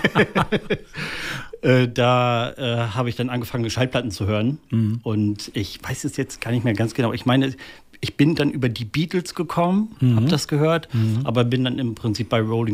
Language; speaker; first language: German; native; German